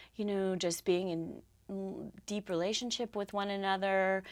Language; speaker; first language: English; native; English